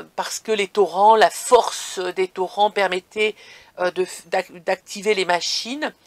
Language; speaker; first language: French; native; French